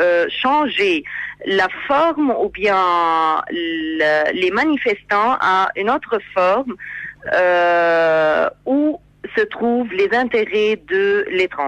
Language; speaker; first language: French; non-native, fluent; Arabic